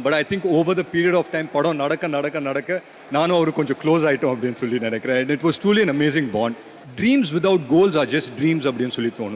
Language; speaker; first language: Tamil; native; Tamil